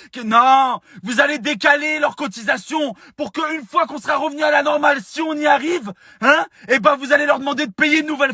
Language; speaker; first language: French; native; French